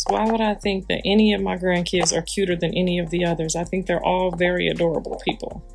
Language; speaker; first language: English; native; English